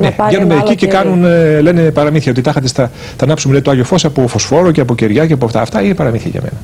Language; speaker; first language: Greek; native; Greek